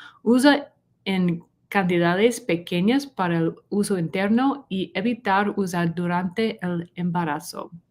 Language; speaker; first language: Spanish; non-native, learner; English